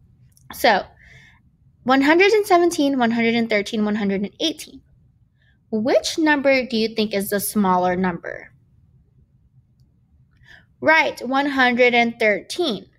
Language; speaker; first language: English; native; English